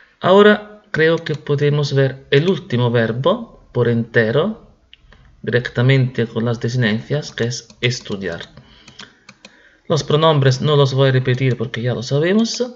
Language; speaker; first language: Spanish; non-native, fluent; Italian